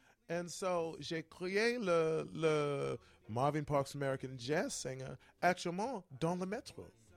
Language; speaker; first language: French; non-native, learner; English